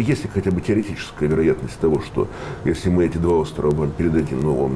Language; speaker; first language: Russian; native; Russian